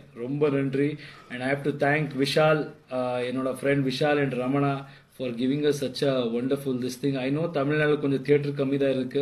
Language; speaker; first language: Tamil; non-native, learner; Kannada